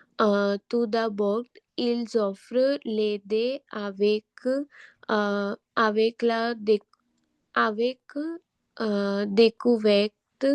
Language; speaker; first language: French; non-native, learner; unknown